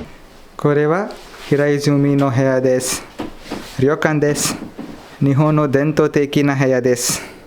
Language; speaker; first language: Japanese; non-native, learner; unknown